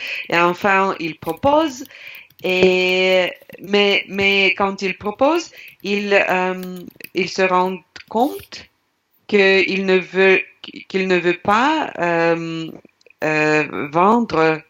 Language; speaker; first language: French; non-native, learner; Russian